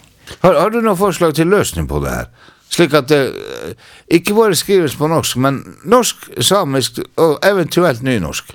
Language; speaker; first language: Norwegian; non-native, local second language; Northern Sami